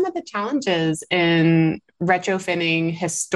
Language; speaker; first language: English; native; English